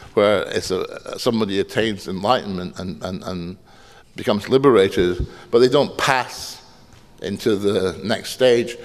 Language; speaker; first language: English; native; English